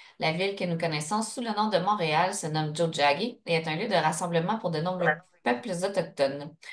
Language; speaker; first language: French; native; French